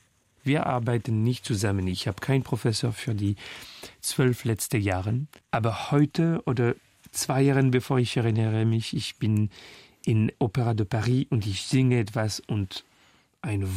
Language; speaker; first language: German; non-native, fluent; French